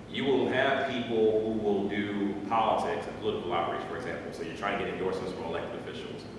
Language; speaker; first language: English; native; English